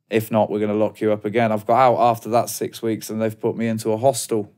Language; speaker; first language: English; native; English